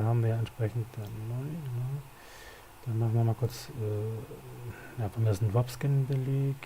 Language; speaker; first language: German; native; German